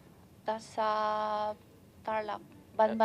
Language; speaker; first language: Filipino; non-native, learner; Chinese